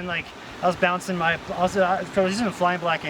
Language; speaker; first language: English; native; English